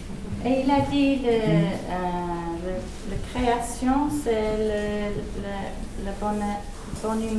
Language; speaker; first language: French; early bilingual, heritage; English